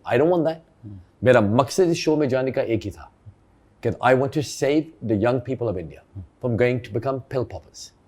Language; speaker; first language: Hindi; early bilingual, heritage; Hindi